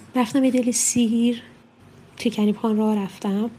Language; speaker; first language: Persian; native; Persian